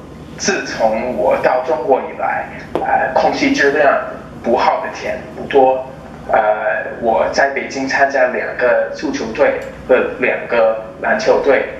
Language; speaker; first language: Chinese; non-native, fluent; English